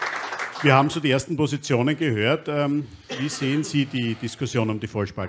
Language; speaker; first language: German; native; German